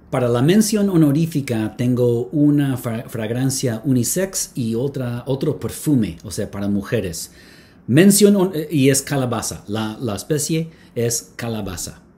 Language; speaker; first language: Spanish; non-native, fluent; English